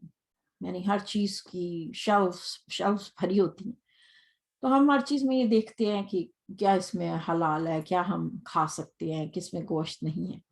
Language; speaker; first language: Urdu; native; Urdu